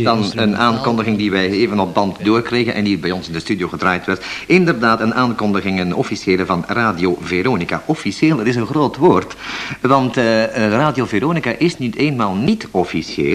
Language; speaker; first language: Dutch; native; Dutch